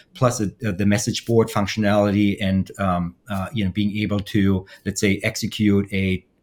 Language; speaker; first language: English; non-native, fluent; German